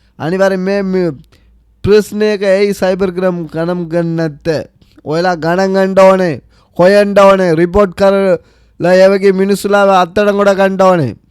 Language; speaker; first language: Sinhala; early bilingual, heritage; Sinhala